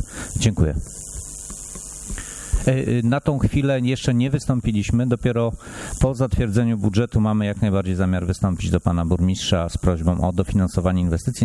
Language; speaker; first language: Polish; native; Polish